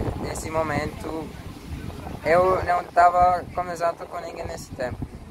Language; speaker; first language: Portuguese; non-native, fluent; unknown